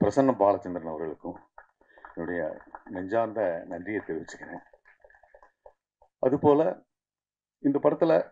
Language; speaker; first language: Tamil; native; Tamil